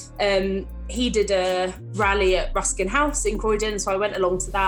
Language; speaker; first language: English; native; English